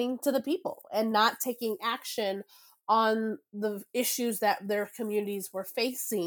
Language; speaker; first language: English; native; English